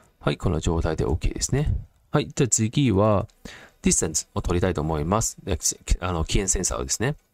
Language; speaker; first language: Japanese; non-native, fluent; Cantonese